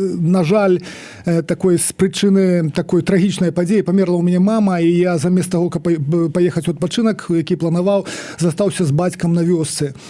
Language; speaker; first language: Belarusian; non-native, local second language; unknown